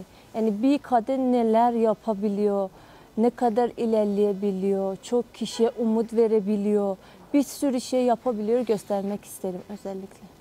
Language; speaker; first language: Turkish; non-native, fluent; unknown